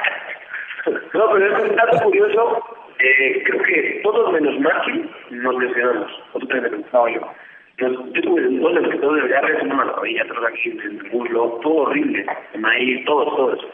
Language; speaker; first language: Spanish; native; Spanish